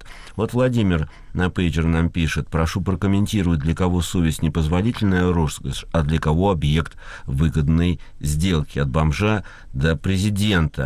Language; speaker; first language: Russian; native; Russian